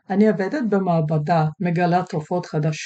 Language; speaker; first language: Hebrew; native; Hebrew